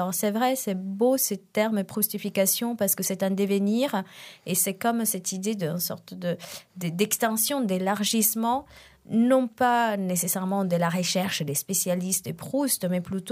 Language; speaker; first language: French; non-native, fluent; Italian